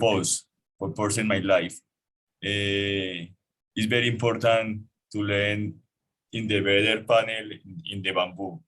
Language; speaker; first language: English; non-native, learner; Spanish